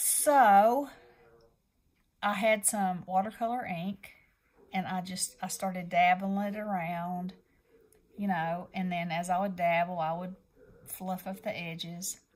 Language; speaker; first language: English; native; English